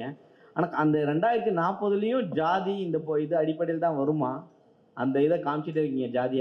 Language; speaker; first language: Tamil; native; Tamil